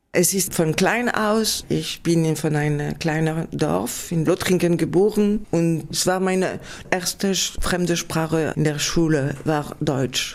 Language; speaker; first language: German; non-native, fluent; French